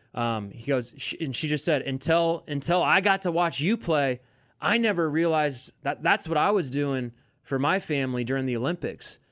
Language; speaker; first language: English; native; English